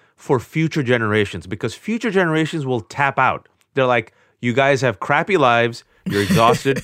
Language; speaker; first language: English; native; English